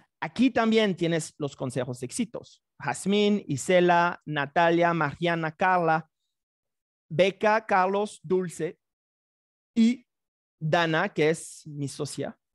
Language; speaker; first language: Spanish; non-native, fluent; French